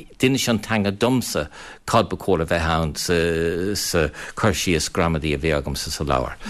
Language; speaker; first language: Irish; non-native, fluent; English